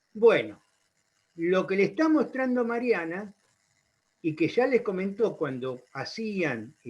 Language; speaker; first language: Spanish; native; Spanish